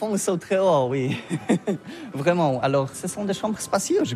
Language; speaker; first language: French; non-native, learner; Polish